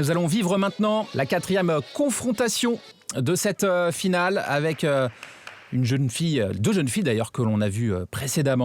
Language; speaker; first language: French; native; French